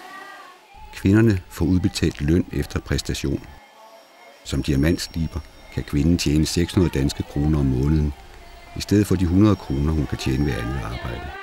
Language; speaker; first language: Danish; native; Danish